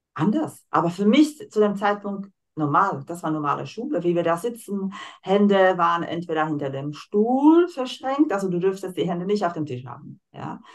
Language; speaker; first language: German; non-native, fluent; Slovak